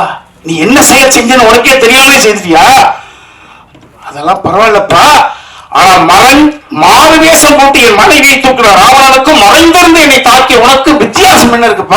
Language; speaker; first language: Tamil; native; Tamil